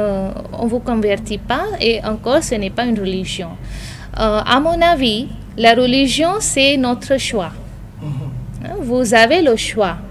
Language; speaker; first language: French; non-native, fluent; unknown